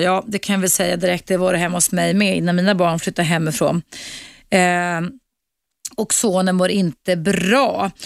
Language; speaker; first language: Swedish; native; Swedish